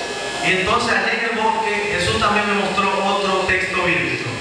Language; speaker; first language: Spanish; native; Spanish